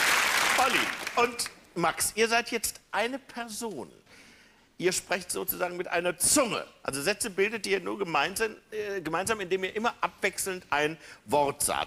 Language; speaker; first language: German; native; German